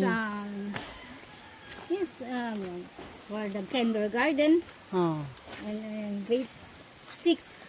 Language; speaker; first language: English; non-native, learner; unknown